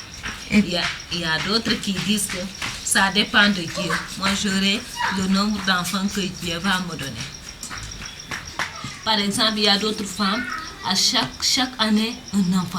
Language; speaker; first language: French; non-native, learner; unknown